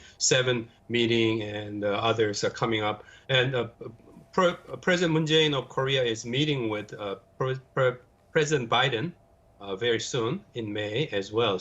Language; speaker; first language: English; non-native, fluent; Korean